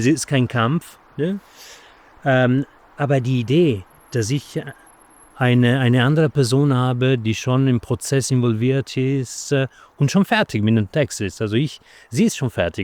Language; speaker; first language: German; non-native, fluent; Italian